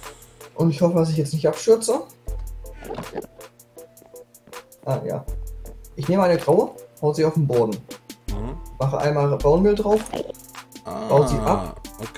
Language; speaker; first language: German; native; German